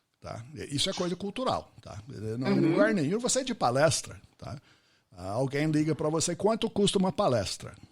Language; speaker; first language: Portuguese; non-native, fluent; English